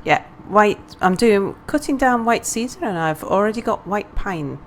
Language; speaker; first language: English; native; English